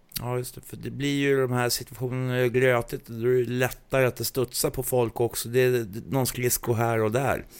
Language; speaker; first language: Swedish; native; Swedish